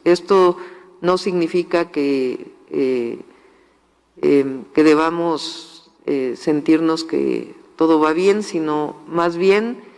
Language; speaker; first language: Spanish; native; Spanish